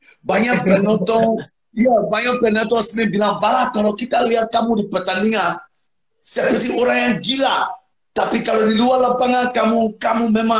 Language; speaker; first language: Indonesian; non-native, fluent; English